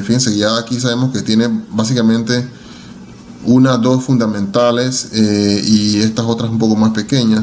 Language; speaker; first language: Spanish; native; Spanish